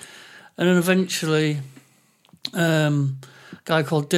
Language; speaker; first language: English; native; English